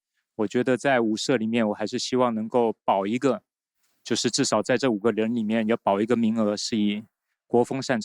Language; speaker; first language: Chinese; native; Chinese